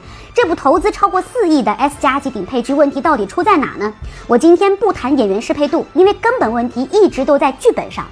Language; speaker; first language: Chinese; native; Chinese